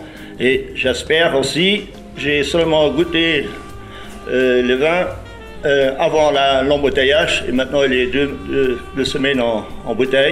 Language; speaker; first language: French; non-native, local second language; Luxembourgish